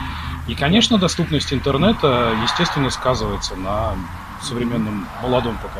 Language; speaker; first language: Russian; native; Russian